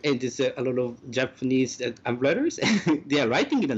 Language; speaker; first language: English; non-native, fluent; Japanese